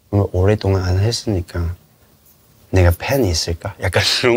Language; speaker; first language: Korean; non-native, learner; Cantonese